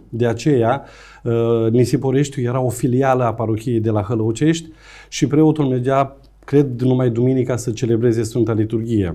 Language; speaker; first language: Romanian; native; Romanian